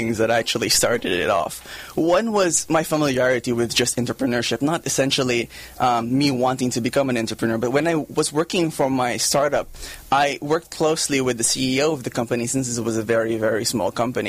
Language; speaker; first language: English; non-native, local second language; Filipino